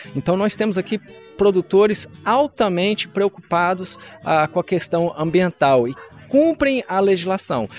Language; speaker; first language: Portuguese; native; Portuguese